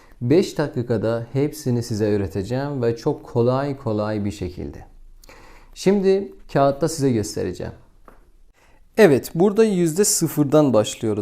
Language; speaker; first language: Turkish; non-native, fluent; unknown